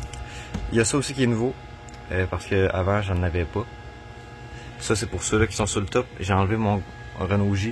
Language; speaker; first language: French; native; French